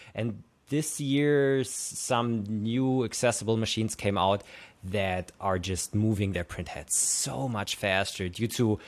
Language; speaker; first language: English; non-native, fluent; German